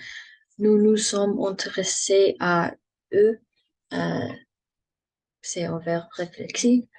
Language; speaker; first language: French; non-native, learner; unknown